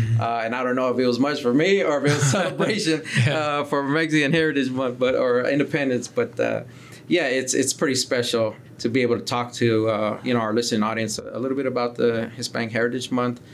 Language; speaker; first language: English; early bilingual, other home language; Spanish